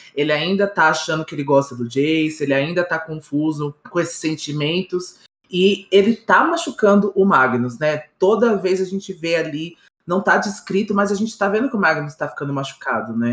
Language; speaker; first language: Portuguese; native; Portuguese